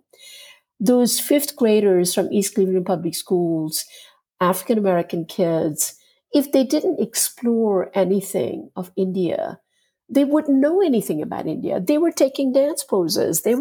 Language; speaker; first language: English; non-native, local second language; Gujarati